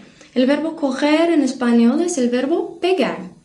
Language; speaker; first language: Spanish; non-native, fluent; Portuguese